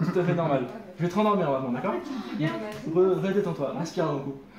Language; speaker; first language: French; native; French